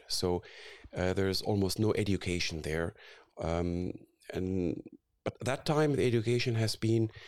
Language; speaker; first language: English; non-native, fluent; Arabic